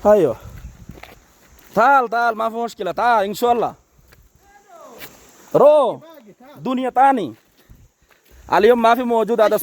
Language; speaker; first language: Arabic; non-native, learner; Bangla